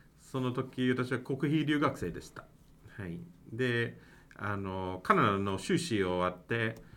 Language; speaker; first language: Japanese; non-native, fluent; English